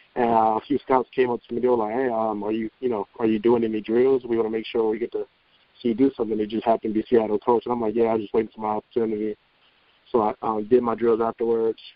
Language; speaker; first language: English; native; English